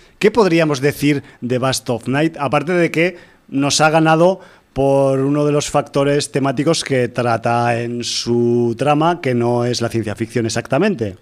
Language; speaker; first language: Spanish; native; Spanish